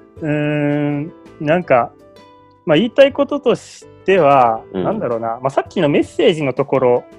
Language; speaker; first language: Japanese; native; Japanese